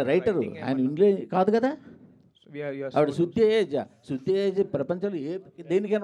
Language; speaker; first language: Telugu; native; Telugu